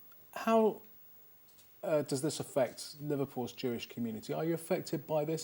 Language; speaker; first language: English; native; English